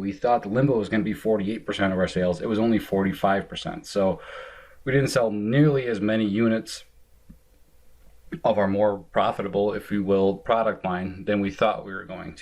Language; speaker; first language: English; native; English